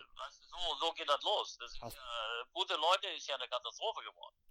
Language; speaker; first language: German; native; German